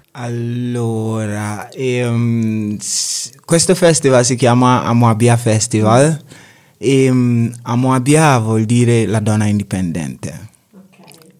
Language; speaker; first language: Italian; non-native, fluent; Akan